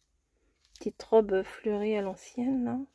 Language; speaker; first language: French; native; French